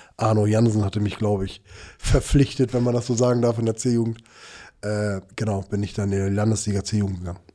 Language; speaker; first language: German; early bilingual, other home language; Turkish